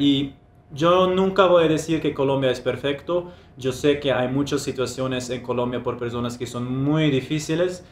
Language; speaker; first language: Spanish; non-native, fluent; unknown